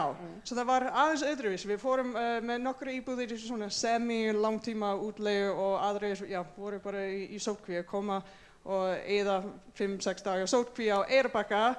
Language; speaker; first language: Icelandic; non-native, fluent; English